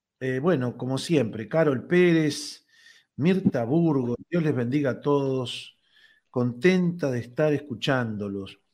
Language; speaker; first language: Spanish; native; Spanish